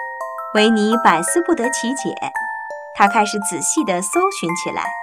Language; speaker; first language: Chinese; native; Chinese